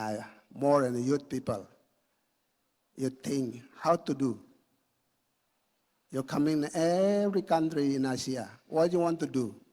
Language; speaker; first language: English; non-native, learner; Indonesian